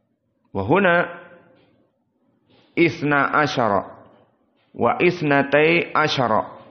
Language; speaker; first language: Arabic; non-native, fluent; Indonesian